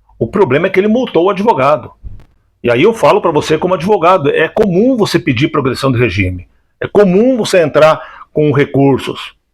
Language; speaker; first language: Portuguese; native; Portuguese